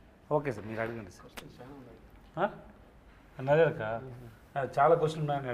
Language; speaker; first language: Telugu; non-native, learner; Tamil